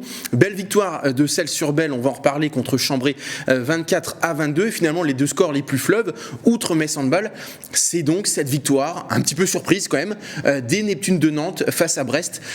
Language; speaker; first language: French; native; French